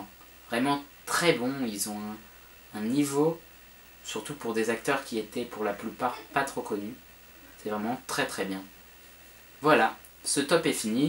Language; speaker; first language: French; native; French